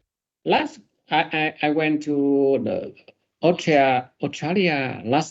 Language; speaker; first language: English; non-native, learner; Vietnamese